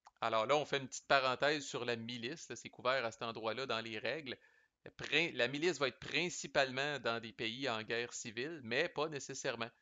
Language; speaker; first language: French; native; French